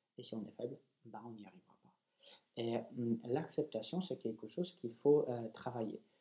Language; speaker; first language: French; non-native, fluent; Polish